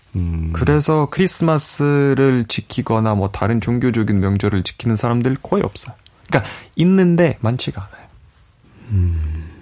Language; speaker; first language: Korean; non-native, fluent; Russian